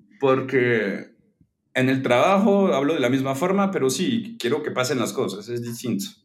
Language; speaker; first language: Spanish; non-native, fluent; French